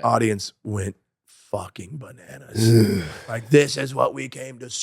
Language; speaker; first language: English; native; English